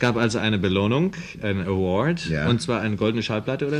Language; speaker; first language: German; native; German